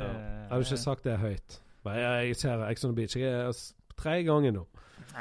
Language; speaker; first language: Norwegian; native; Norwegian